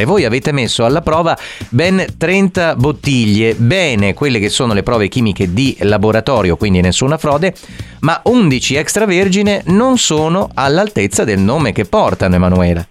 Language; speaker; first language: Italian; native; Italian